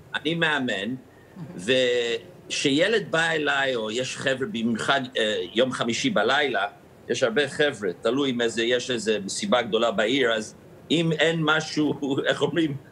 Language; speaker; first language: Hebrew; non-native, fluent; English